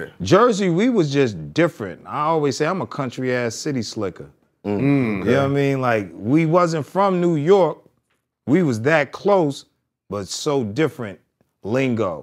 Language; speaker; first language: English; native; English